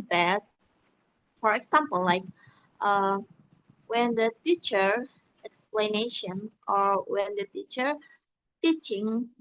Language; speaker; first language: English; non-native, learner; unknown